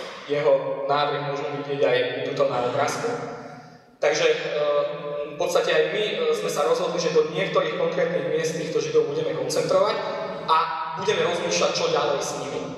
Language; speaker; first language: Slovak; native; Slovak